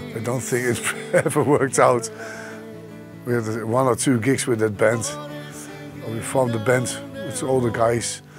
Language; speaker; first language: English; non-native, fluent; Dutch